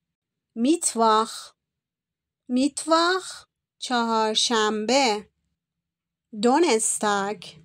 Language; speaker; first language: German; non-native, fluent; Persian